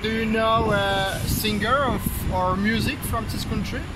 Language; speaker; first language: English; non-native, learner; French